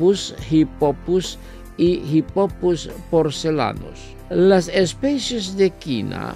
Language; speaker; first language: Spanish; non-native, fluent; Indonesian